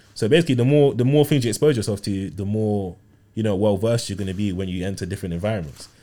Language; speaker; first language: English; early bilingual, other home language; Yoruba